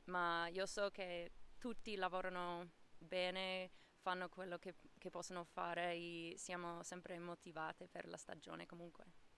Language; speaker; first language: Italian; non-native, fluent; English